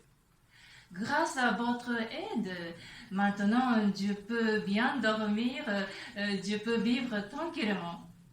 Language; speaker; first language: French; non-native, learner; Japanese